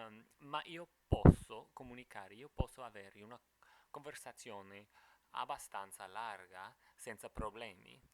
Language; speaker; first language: Italian; non-native, fluent; English